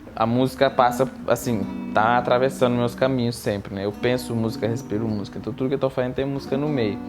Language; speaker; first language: Portuguese; non-native, local second language; Kabuverdianu